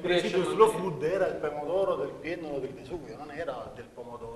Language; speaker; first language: Italian; native; Italian